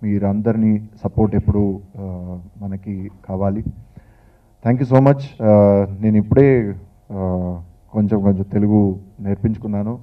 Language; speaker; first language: Telugu; non-native, learner; Tamil